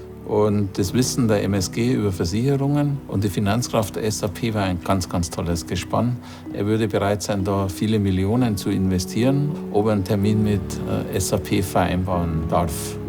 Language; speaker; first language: German; native; German